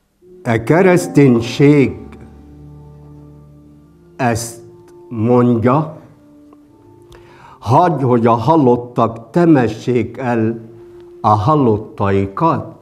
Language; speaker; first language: Hungarian; non-native, fluent; Arabic